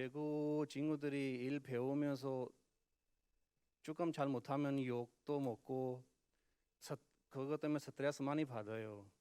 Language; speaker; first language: Korean; non-native, learner; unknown